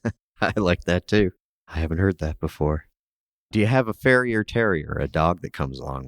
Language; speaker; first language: English; native; English